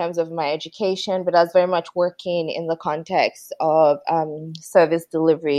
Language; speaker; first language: English; non-native, local second language; Yoruba